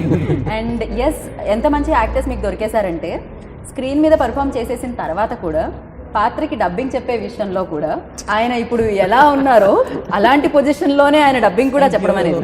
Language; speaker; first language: Telugu; native; Telugu